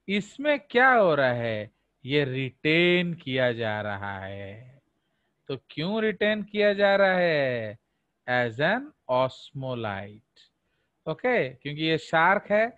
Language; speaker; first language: Hindi; non-native, local second language; Odia